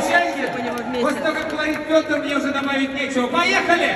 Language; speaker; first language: Russian; native; Russian